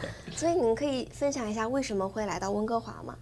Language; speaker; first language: Chinese; native; Chinese